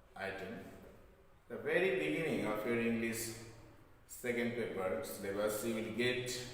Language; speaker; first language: English; non-native, local second language; Bangla